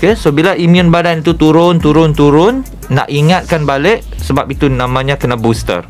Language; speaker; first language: Malay; native; Malay